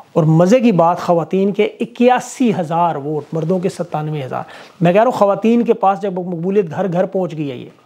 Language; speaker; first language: Urdu; native; Urdu